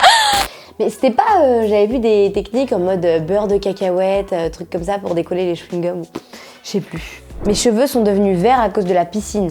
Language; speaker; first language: French; native; French